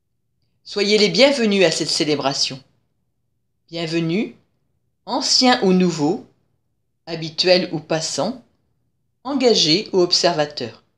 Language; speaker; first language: French; native; French